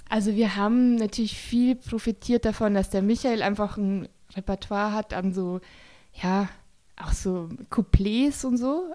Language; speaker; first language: German; native; German